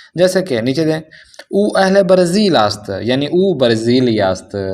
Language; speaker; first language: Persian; non-native, fluent; Urdu